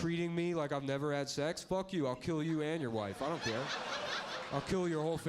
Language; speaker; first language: English; native; English